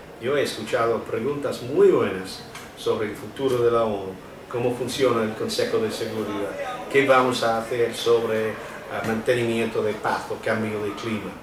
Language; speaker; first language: Spanish; non-native, fluent; English